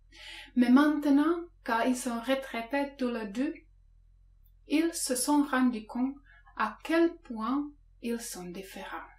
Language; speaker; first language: French; non-native, fluent; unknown